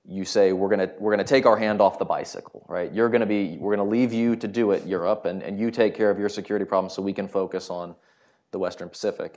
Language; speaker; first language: English; native; English